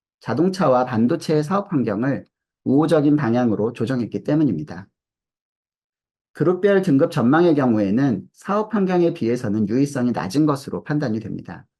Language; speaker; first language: Korean; native; Korean